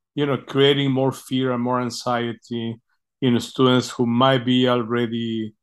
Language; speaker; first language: English; non-native, fluent; Spanish